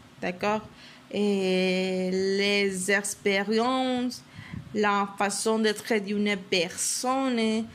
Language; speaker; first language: French; non-native, learner; Spanish